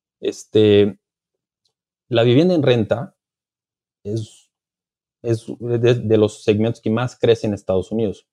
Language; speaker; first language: Spanish; non-native, fluent; Portuguese